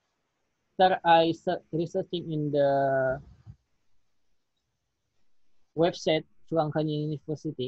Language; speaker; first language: English; non-native, learner; Indonesian